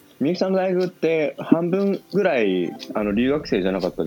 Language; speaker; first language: Japanese; native; Japanese